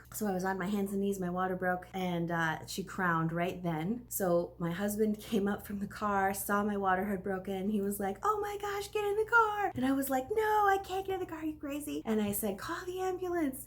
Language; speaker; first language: English; native; English